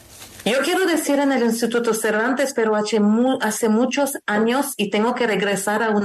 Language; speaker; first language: Spanish; non-native, learner; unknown